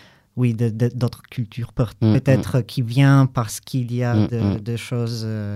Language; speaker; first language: French; non-native, learner; Polish